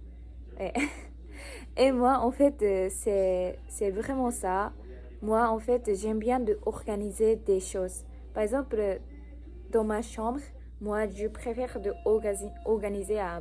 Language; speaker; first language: French; non-native, learner; Japanese